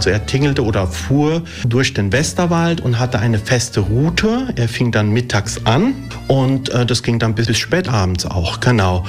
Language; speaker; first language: German; early bilingual, other home language; Italian